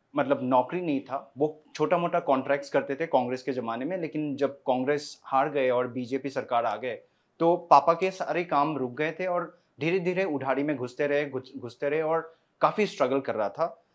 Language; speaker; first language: Hindi; non-native, local second language; Assamese